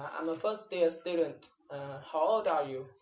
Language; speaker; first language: English; non-native, learner; Vietnamese